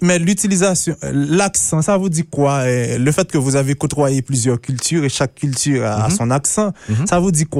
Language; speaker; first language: French; non-native, local second language; Haitian Creole